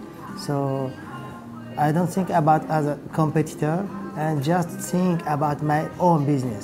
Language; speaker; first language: English; non-native, learner; Japanese